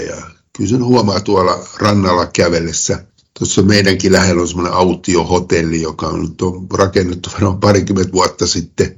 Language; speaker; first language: Finnish; native; Finnish